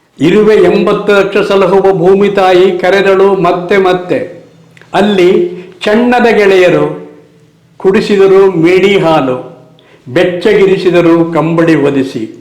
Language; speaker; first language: Kannada; native; Kannada